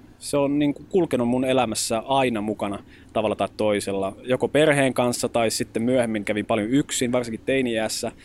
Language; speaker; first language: Finnish; early bilingual, other home language; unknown